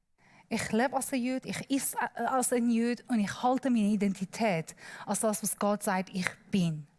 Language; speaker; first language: German; non-native, learner; Persian